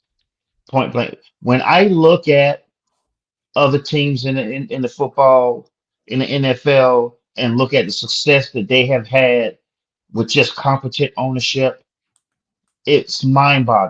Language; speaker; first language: English; native; English